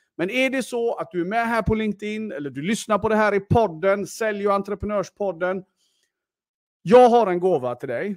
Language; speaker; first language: Swedish; early bilingual, other home language; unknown